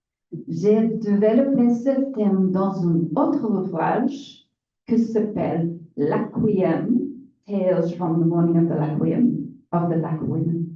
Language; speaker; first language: French; non-native, learner; English